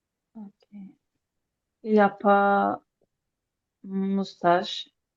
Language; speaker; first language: French; non-native, learner; Azerbaijani